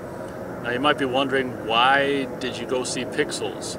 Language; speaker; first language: English; native; English